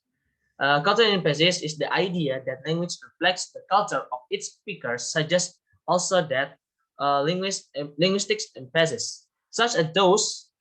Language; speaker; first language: English; non-native, learner; Indonesian